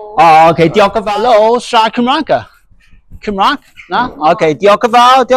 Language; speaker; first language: Welsh; non-native, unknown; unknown